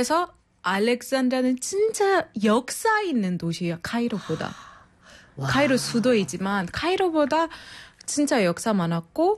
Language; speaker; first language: Korean; non-native, fluent; Arabic